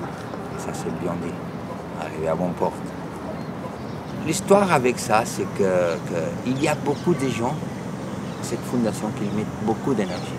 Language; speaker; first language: French; non-native, fluent; Spanish